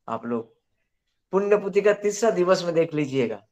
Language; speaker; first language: Hindi; native; Hindi